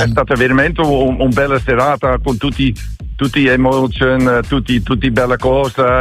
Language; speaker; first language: Italian; non-native, learner; Dutch